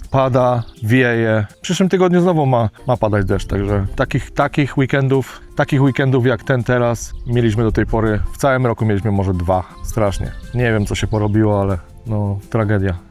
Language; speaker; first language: Polish; native; Polish